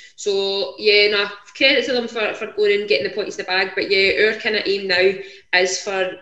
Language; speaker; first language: English; native; English